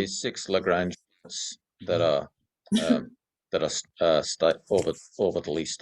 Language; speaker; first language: English; native; English